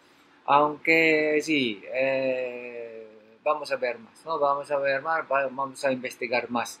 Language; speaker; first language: Spanish; non-native, learner; Filipino